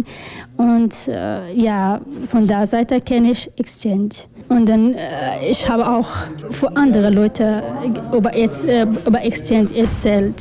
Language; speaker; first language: German; non-native, learner; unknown